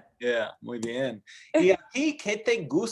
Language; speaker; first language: Spanish; non-native, fluent; English